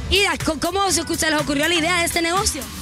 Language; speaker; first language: Spanish; native; Spanish